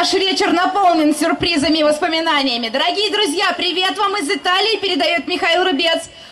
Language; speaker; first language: Russian; native; Russian